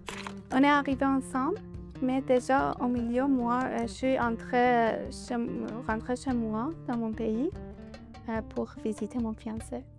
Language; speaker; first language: French; non-native, learner; Persian